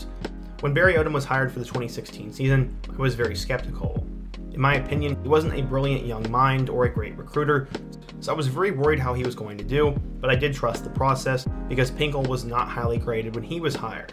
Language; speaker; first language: English; native; English